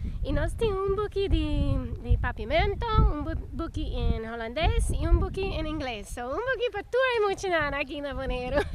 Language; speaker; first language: Portuguese; non-native, learner; Papiamento